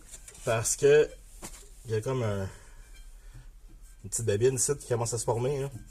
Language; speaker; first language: French; native; French